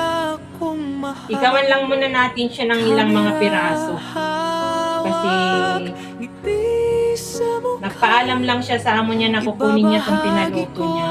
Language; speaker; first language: Filipino; native; Filipino